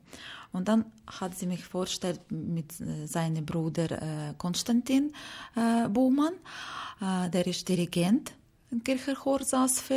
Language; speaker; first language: German; non-native, learner; Ukrainian